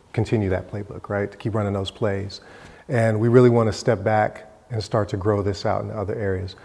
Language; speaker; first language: English; native; English